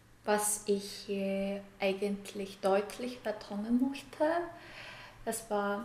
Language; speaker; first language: German; non-native, fluent; Korean